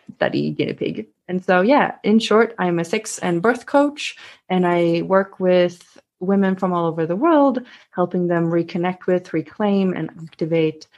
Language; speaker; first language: English; non-native, fluent; Swedish